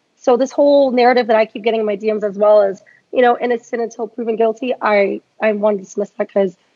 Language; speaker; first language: English; native; English